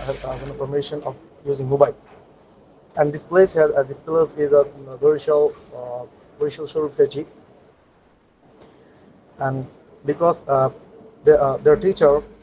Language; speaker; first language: English; non-native, learner; Bangla